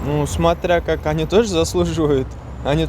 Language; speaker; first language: Russian; non-native, learner; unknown